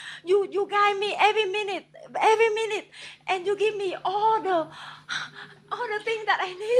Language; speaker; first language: English; non-native, learner; Vietnamese